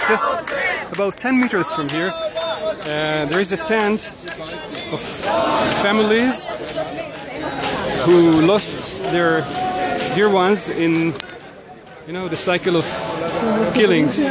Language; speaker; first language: English; non-native, fluent; Hebrew